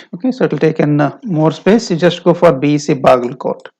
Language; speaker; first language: English; non-native, local second language; Kannada